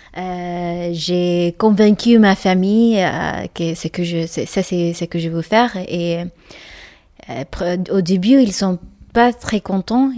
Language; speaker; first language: French; non-native, learner; Malayalam